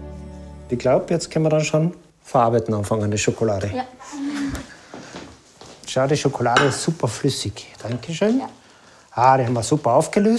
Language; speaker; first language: German; native; German